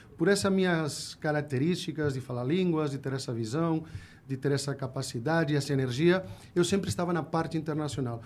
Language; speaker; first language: Portuguese; non-native, fluent; Spanish